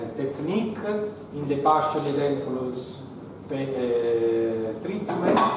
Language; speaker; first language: English; non-native, fluent; Italian